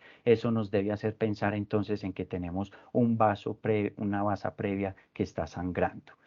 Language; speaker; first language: Spanish; native; Spanish